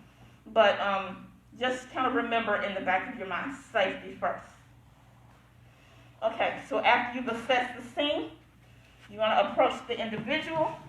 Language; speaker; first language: English; native; English